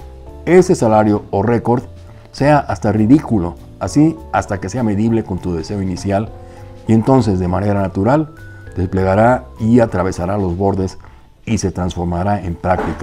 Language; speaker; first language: Spanish; native; Spanish